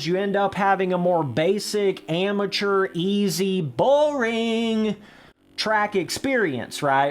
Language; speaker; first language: English; native; English